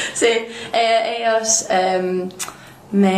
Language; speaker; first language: Spanish; non-native, learner; English